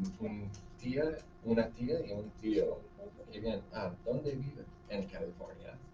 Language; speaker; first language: Spanish; non-native, fluent; English